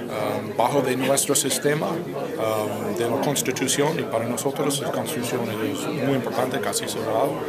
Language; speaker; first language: Spanish; non-native, fluent; English